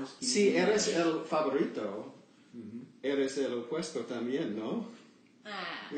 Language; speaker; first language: Spanish; non-native, learner; English